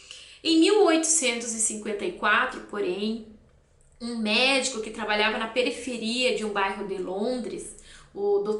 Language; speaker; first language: Portuguese; native; Portuguese